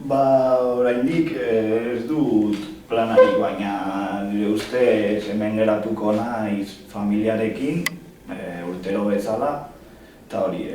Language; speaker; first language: Basque; non-native, local second language; Spanish